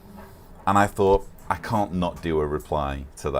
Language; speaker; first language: English; native; English